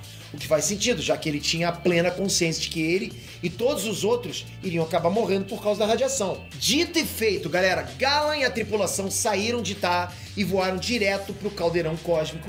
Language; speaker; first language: Portuguese; native; Portuguese